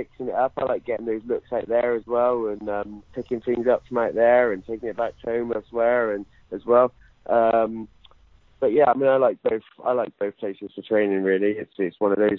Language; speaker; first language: English; native; English